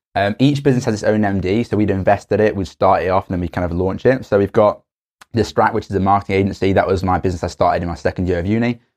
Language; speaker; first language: English; native; English